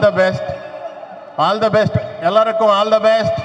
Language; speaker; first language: Tamil; non-native, learner; Telugu